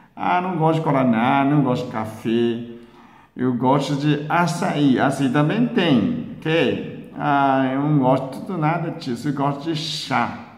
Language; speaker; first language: Portuguese; non-native, fluent; Chinese